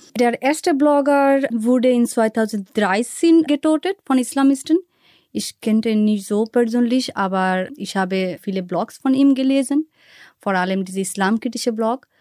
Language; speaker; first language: German; non-native, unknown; Bangla